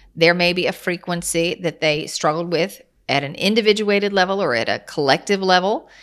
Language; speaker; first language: English; native; English